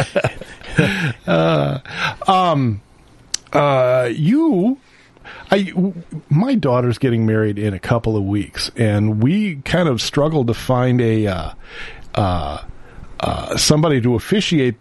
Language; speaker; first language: English; native; English